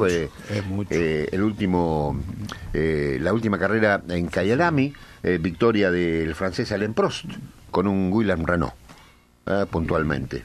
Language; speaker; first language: Spanish; native; Spanish